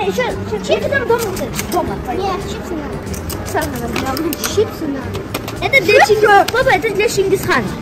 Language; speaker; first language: Russian; non-native, local second language; Kazakh